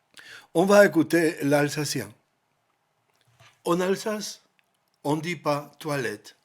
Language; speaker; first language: French; non-native, learner; Spanish